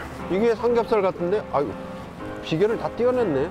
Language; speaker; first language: Korean; native; Korean